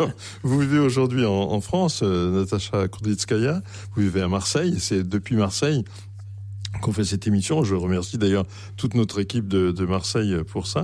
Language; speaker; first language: French; native; French